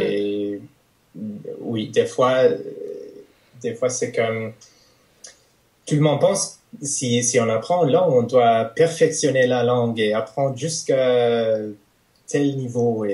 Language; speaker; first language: French; non-native, fluent; English